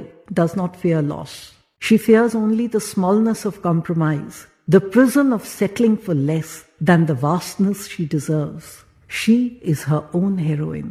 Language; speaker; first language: English; non-native, local second language; Hindi